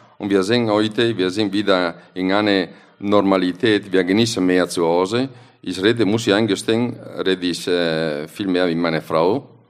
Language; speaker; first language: German; non-native, fluent; Italian